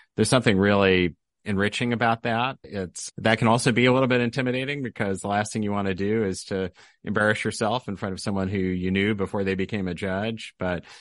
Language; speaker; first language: English; native; English